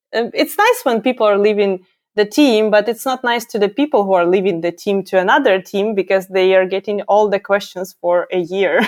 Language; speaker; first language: English; non-native, fluent; Ukrainian